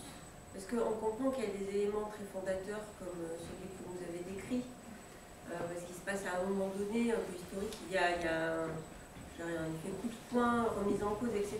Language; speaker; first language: French; native; French